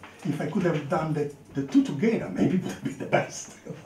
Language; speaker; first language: English; non-native, fluent; Italian